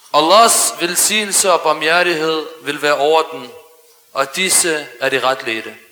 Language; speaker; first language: Danish; early bilingual, other home language; Arabic